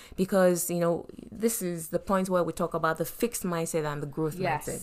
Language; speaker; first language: English; non-native, local second language; Yoruba